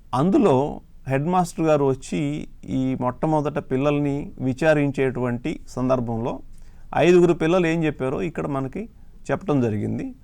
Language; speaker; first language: Telugu; native; Telugu